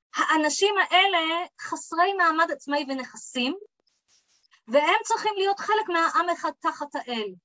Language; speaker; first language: Hebrew; early bilingual, other home language; English